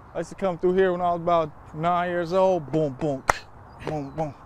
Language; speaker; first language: English; native; English